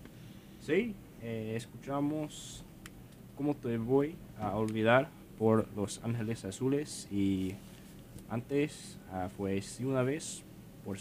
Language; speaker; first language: Spanish; non-native, learner; English